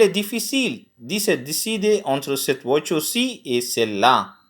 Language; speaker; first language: French; non-native, fluent; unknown